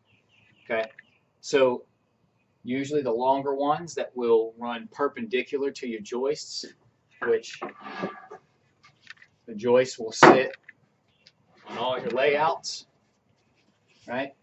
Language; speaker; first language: English; native; English